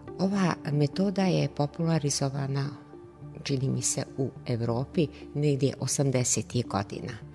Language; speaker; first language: Serbian; native; Serbian